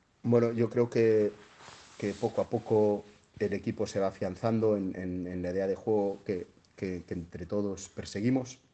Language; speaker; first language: Spanish; non-native, local second language; Catalan